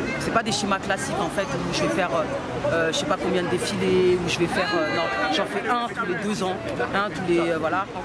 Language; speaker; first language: French; early bilingual, other home language; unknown